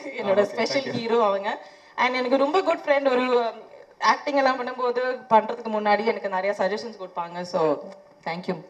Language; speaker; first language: Tamil; non-native, fluent; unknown